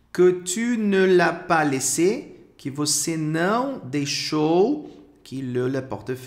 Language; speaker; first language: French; non-native, fluent; Portuguese